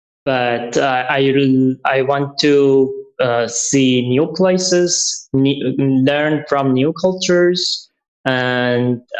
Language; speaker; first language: English; non-native, learner; Persian